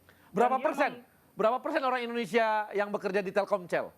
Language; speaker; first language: Indonesian; native; Indonesian